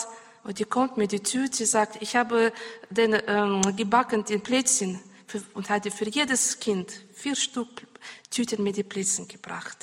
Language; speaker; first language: German; non-native, learner; Russian